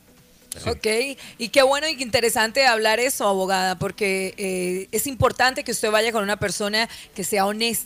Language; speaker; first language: Spanish; native; Spanish